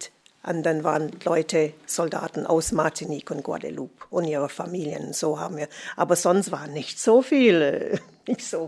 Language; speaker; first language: German; non-native, fluent; English